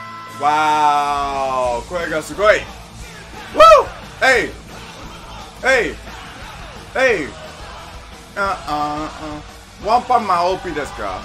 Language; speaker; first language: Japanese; non-native, learner; English